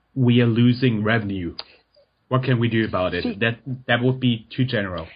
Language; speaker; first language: English; non-native, fluent; German